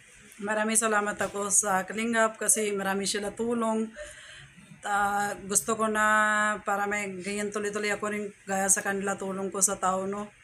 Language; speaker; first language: Filipino; non-native, learner; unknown